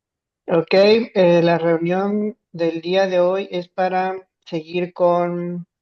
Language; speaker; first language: Spanish; native; Spanish